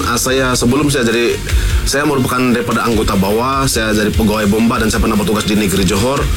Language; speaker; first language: Malay; non-native, local second language; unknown